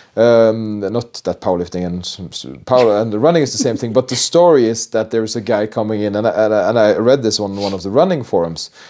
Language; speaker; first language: English; non-native, fluent; Norwegian